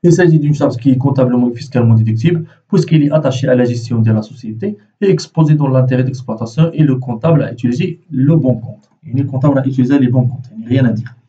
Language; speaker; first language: French; non-native, local second language; Arabic